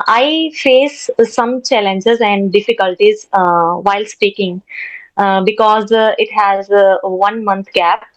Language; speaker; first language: English; non-native, learner; Hindi